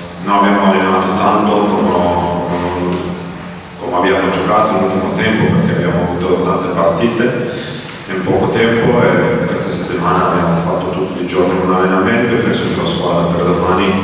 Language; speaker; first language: Italian; non-native, fluent; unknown